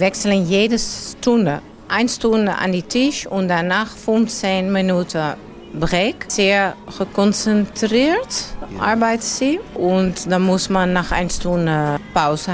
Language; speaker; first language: German; non-native, learner; Dutch